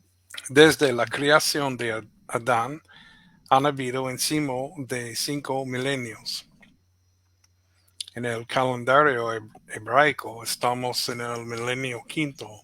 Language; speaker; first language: Spanish; non-native, fluent; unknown